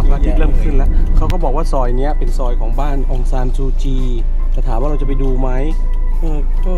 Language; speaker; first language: Thai; native; Thai